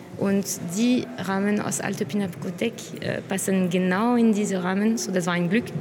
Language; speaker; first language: German; non-native, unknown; French